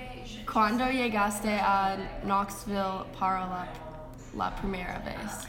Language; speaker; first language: Spanish; non-native, learner; English